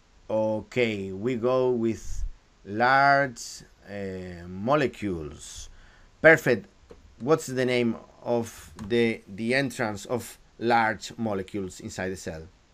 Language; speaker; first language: English; non-native, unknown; Galician